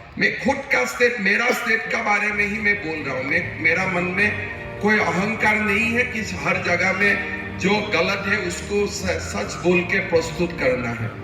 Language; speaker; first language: Hindi; non-native, local second language; Assamese